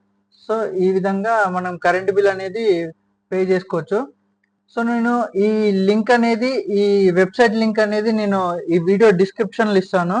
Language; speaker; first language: Telugu; native; Telugu